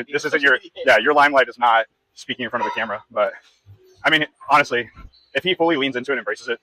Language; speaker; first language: English; native; English